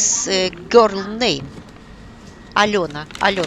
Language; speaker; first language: English; non-native, fluent; Russian